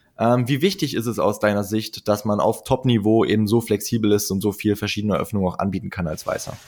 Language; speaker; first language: German; native; German